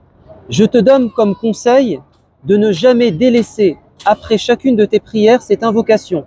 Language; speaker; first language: French; native; French